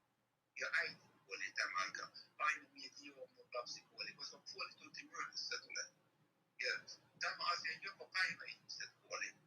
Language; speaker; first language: Finnish; non-native, learner; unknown